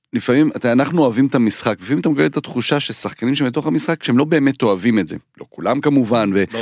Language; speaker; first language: Hebrew; native; Hebrew